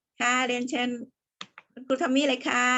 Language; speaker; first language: Thai; native; Thai